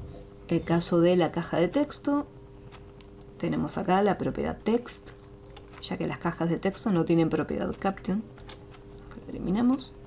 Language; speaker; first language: Spanish; native; Spanish